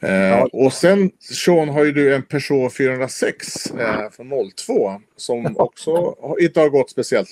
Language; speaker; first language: Swedish; native; Swedish